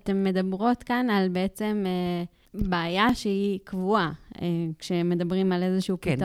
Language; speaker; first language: Hebrew; native; Hebrew